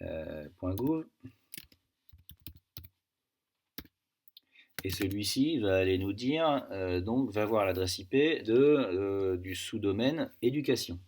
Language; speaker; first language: French; native; French